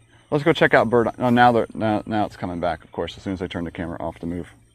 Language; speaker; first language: English; native; English